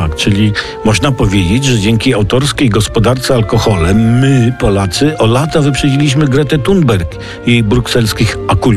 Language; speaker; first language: Polish; native; Polish